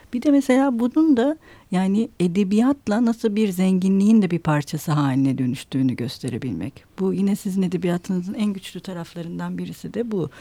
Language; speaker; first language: Turkish; native; Turkish